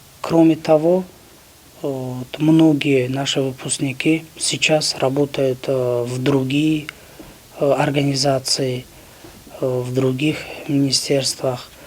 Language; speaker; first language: Russian; non-native, local second language; Tajik